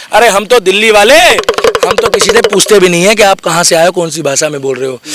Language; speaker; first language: Hindi; native; Hindi